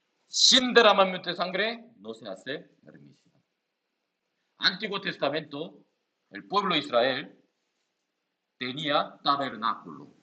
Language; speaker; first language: Spanish; non-native, learner; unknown